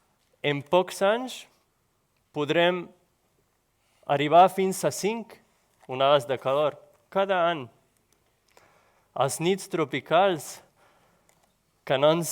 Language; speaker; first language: Catalan; non-native, local second language; Spanish